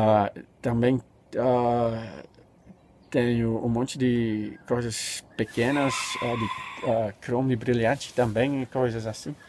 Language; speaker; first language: Portuguese; non-native, fluent; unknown